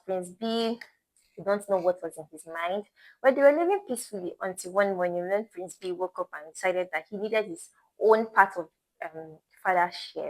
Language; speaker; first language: English; non-native, local second language; Igbo